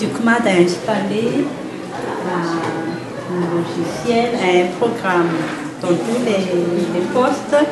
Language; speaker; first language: French; non-native, local second language; Malagasy